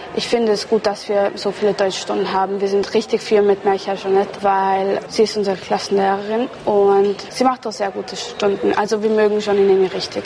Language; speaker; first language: German; early bilingual, other home language; Hungarian